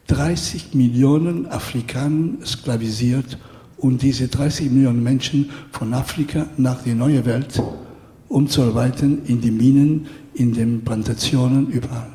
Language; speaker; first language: German; non-native, fluent; Spanish